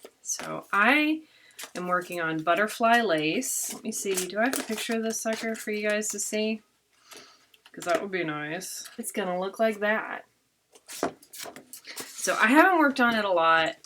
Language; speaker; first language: English; native; English